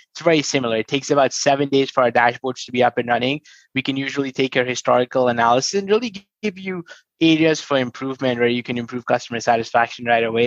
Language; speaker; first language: English; non-native, local second language; Hindi